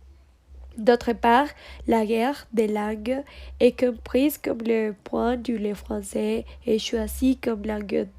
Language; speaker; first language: French; non-native, learner; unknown